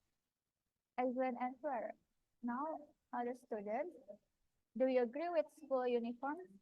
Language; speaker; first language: English; non-native, fluent; Indonesian